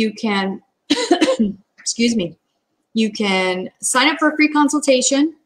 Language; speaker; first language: English; native; English